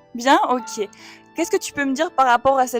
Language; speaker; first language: French; native; French